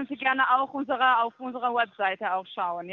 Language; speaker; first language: German; non-native, fluent; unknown